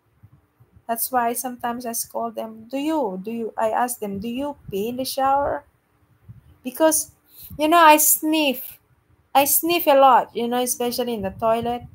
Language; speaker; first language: English; non-native, local second language; Filipino